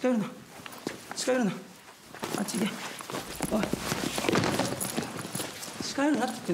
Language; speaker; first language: Japanese; native; Japanese